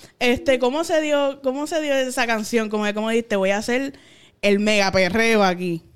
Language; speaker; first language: Spanish; native; Spanish